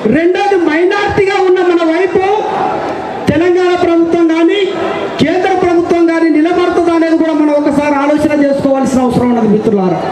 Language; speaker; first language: Telugu; non-native, local second language; Koya